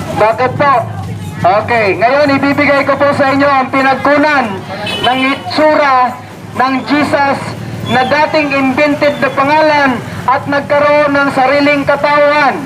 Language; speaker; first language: Filipino; non-native, local second language; Cebuano